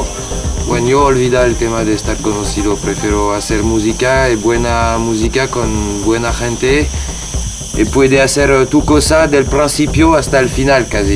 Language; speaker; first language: Spanish; non-native, learner; French